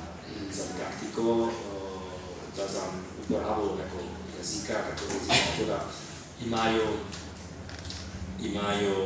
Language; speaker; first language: Slovenian; non-native, fluent; Italian